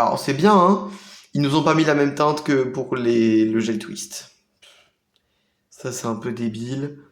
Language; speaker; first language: French; native; French